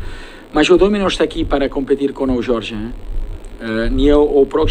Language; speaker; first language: Portuguese; non-native, fluent; Spanish